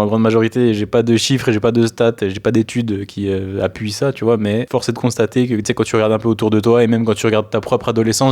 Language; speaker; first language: French; native; French